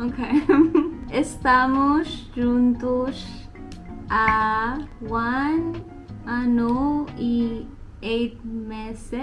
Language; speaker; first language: Portuguese; non-native, learner; Nepali